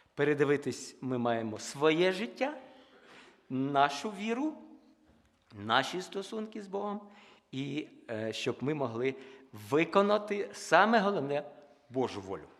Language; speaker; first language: Ukrainian; non-native, local second language; Russian